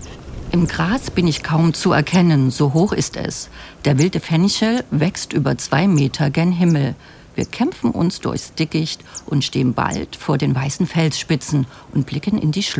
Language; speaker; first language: German; native; German